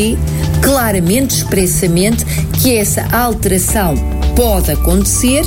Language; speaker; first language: Portuguese; native; Portuguese